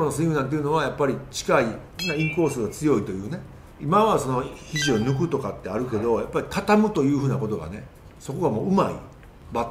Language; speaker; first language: Japanese; native; Japanese